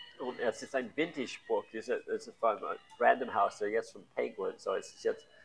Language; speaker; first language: German; non-native, learner; English